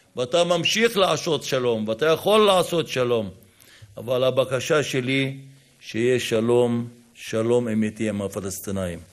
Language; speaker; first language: Hebrew; non-native, local second language; Arabic